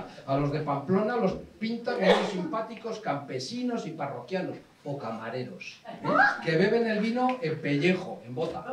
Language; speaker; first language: Spanish; native; Spanish